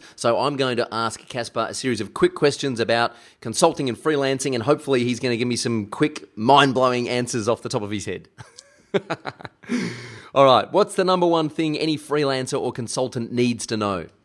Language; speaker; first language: English; early bilingual, other home language; German